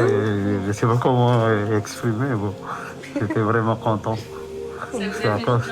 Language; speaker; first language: French; non-native, learner; Tamil